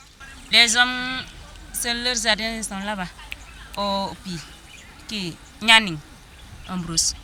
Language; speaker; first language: French; non-native, learner; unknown